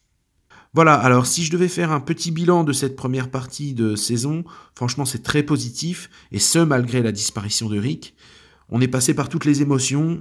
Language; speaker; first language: French; native; French